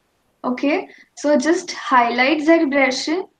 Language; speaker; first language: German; non-native, fluent; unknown